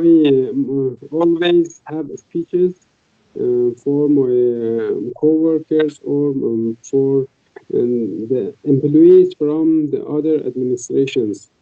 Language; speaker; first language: English; non-native, fluent; Persian